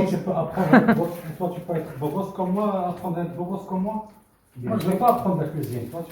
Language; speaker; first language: French; non-native, local second language; Arabic